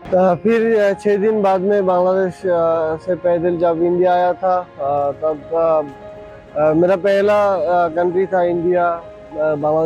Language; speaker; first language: Hindi; non-native, fluent; Bangla